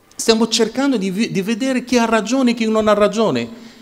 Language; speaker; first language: Italian; non-native, fluent; Arabic